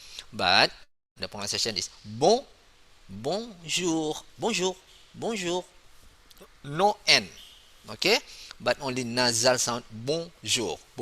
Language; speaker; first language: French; non-native, fluent; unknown